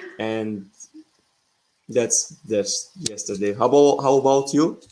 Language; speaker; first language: English; non-native, fluent; Arabic